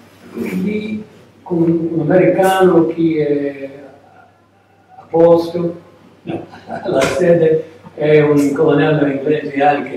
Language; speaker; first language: Italian; non-native, learner; English